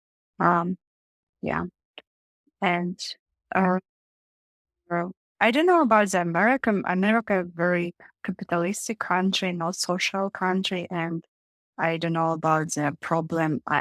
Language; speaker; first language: English; non-native, learner; Russian